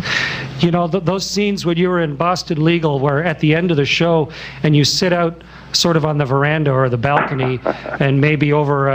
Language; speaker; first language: English; native; English